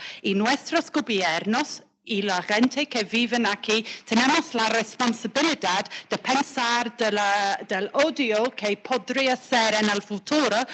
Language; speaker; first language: Spanish; non-native, learner; English